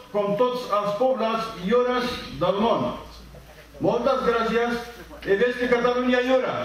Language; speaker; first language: Catalan; non-native, fluent; Berber languages